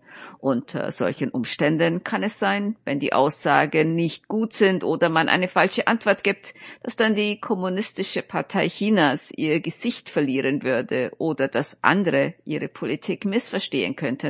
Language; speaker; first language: German; native; German